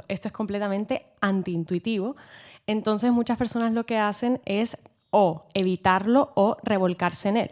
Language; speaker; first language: Spanish; native; Spanish